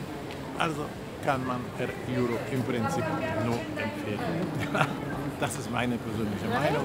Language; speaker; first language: German; non-native, fluent; Polish